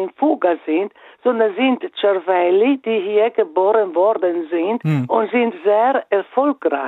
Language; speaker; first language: German; non-native, fluent; Italian